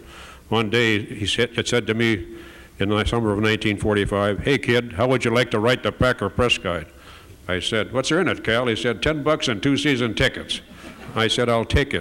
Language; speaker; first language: English; native; English